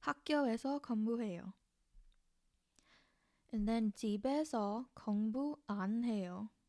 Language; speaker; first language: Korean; non-native, learner; English